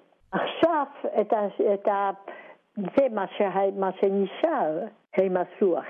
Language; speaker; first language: Hebrew; non-native, fluent; Polish